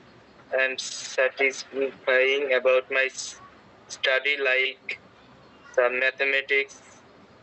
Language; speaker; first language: English; non-native, learner; Bangla